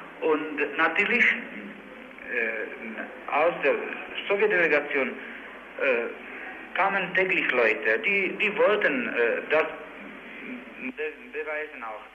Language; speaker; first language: German; non-native, learner; Czech